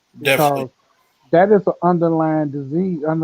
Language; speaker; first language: English; native; English